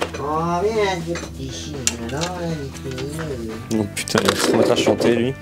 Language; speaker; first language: French; native; French